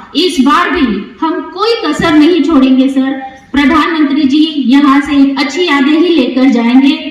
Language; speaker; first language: Hindi; non-native, local second language; Kannada